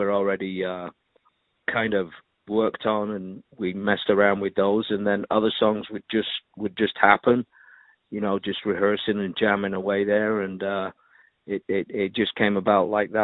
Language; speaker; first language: English; native; English